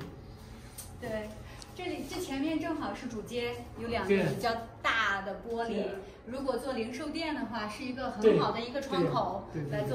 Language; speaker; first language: Chinese; native; Chinese